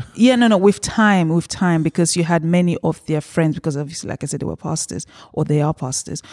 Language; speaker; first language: English; early bilingual, other home language; Yoruba